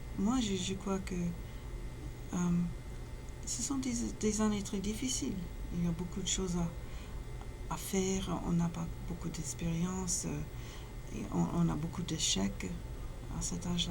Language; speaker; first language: French; non-native, fluent; English